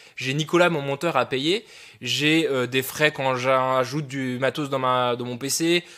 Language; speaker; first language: French; native; French